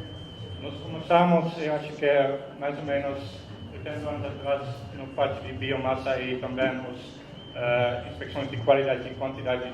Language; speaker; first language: Portuguese; non-native, fluent; Dutch